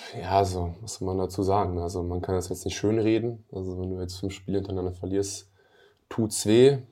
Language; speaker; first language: German; early bilingual, other home language; Albanian